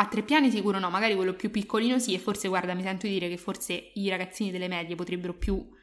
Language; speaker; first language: Italian; native; Italian